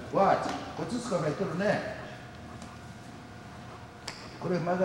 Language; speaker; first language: Japanese; native; Japanese